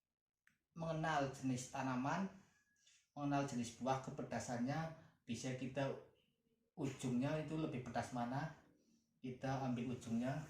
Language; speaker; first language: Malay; non-native, local second language; Javanese